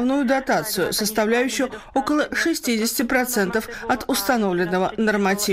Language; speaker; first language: Russian; native; Russian